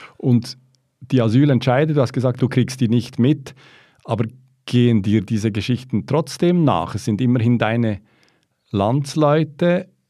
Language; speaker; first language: German; native; German